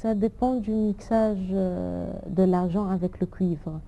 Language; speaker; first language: French; non-native, fluent; Arabic